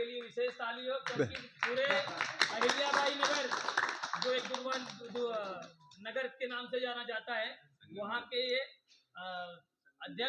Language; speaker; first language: Hindi; native; Hindi